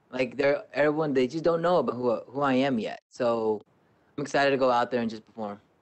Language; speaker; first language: English; non-native, fluent; Spanish